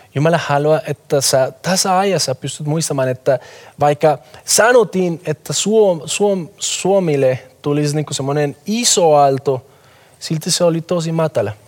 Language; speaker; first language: Finnish; non-native, fluent; Spanish